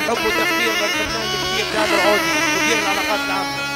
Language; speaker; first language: Arabic; native; Arabic